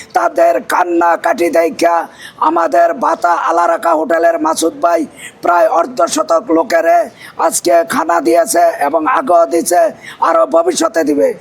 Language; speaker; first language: Bangla; native; Bangla